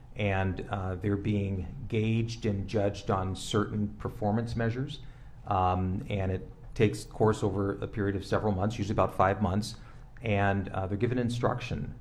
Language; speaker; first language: English; native; English